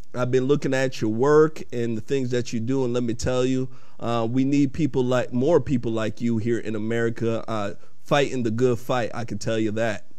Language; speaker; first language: English; early bilingual, other home language; Akan